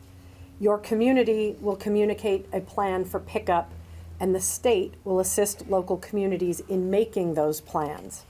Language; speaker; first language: English; native; English